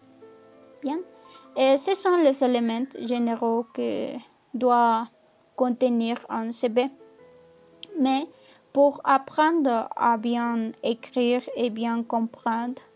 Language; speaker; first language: French; non-native, learner; Spanish